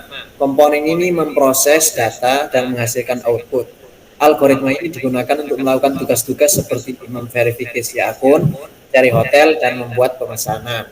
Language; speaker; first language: Indonesian; native; Indonesian